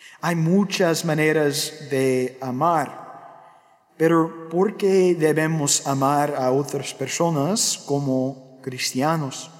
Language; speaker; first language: Spanish; non-native, fluent; English